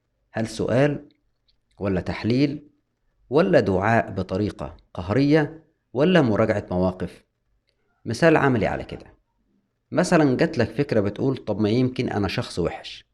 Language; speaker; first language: Arabic; native; Arabic